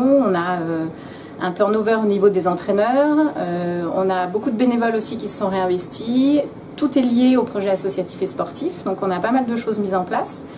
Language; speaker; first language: French; native; French